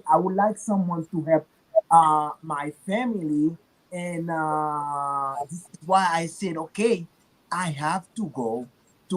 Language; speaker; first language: English; non-native, learner; Haitian Creole